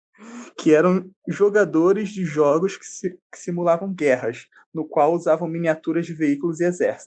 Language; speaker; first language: Portuguese; native; Portuguese